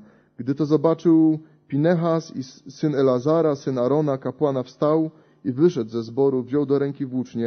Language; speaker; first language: Polish; native; Polish